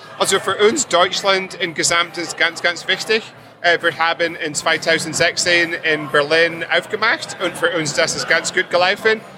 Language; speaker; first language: German; non-native, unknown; English